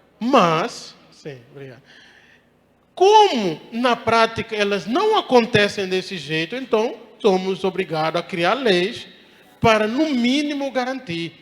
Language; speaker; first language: Portuguese; non-native, local second language; Upper Guinea Crioulo